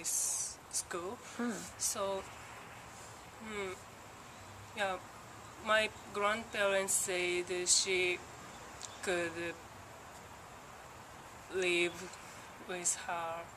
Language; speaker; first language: English; non-native, learner; Japanese